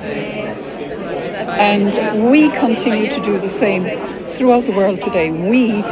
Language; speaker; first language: English; native; English